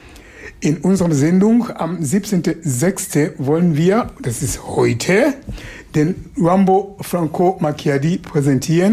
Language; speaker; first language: German; non-native, fluent; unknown